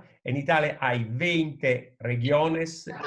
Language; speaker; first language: Spanish; non-native, fluent; Italian